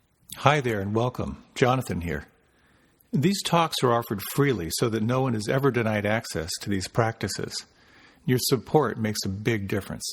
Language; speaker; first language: English; native; English